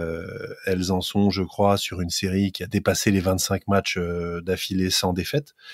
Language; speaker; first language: French; native; French